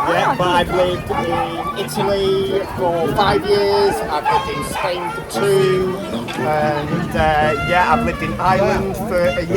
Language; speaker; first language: English; non-native, fluent; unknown